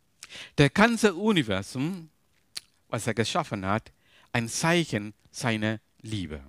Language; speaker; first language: German; non-native, learner; Tamil